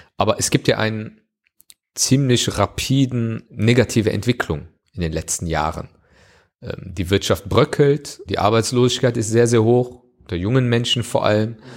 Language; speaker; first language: German; early bilingual, other home language; Turkish